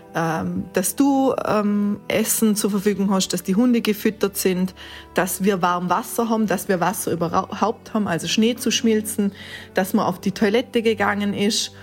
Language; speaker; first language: German; native; German